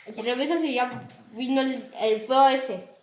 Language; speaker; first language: Spanish; native; Spanish